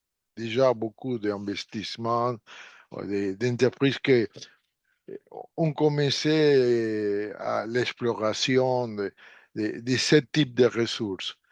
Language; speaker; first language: French; non-native, fluent; Portuguese